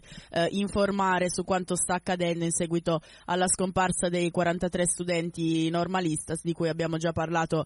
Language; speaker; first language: Italian; native; Italian